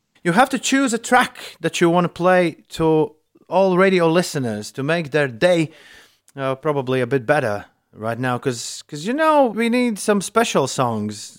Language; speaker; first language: English; non-native, fluent; Latvian